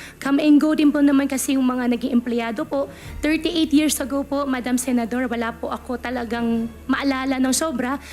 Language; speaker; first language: Filipino; native; Filipino